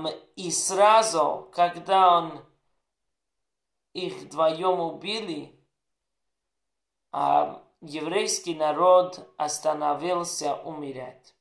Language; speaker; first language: Russian; non-native, learner; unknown